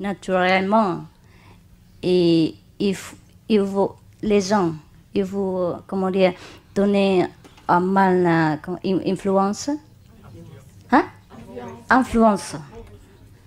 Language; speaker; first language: French; non-native, learner; Vietnamese